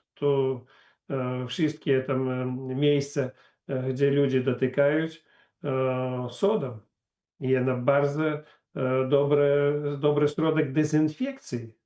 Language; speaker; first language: Polish; non-native, learner; Russian